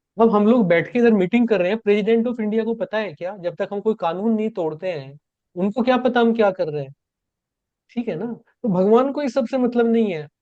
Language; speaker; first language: Hindi; native; Hindi